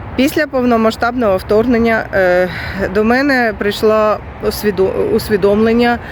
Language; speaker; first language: Ukrainian; non-native, local second language; Russian